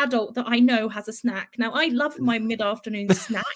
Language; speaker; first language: English; native; English